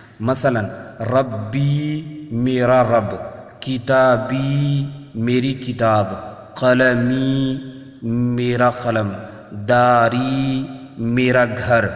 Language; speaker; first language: Urdu; native; Urdu